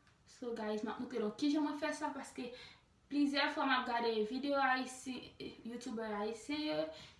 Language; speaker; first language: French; non-native, learner; Haitian Creole